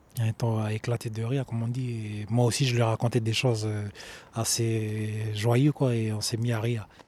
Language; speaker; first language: French; native; French